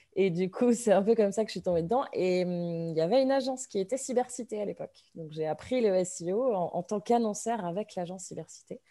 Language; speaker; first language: French; native; French